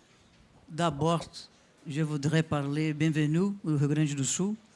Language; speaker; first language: French; non-native, learner; Portuguese